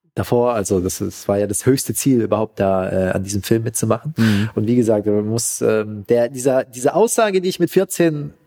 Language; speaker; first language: German; native; German